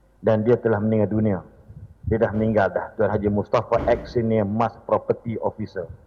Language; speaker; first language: Malay; native; Malay